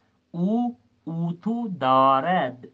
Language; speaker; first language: Persian; non-native, fluent; Urdu